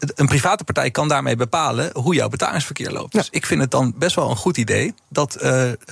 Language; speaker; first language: Dutch; native; Dutch